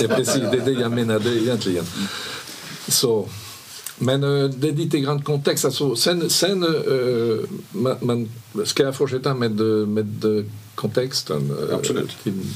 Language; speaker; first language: Swedish; non-native, fluent; French